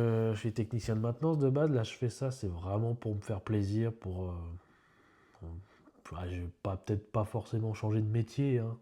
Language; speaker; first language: French; native; French